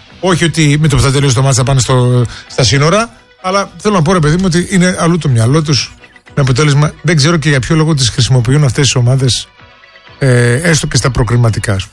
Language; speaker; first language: Greek; native; Greek